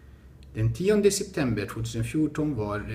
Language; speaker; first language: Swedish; non-native, fluent; Arabic